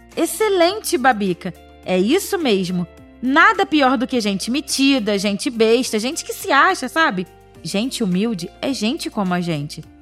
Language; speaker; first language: Portuguese; native; Portuguese